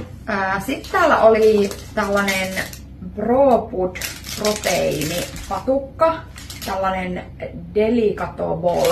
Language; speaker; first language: Finnish; native; Finnish